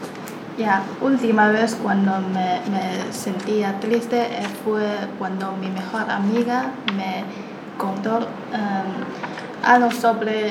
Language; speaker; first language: Spanish; non-native, learner; Chinese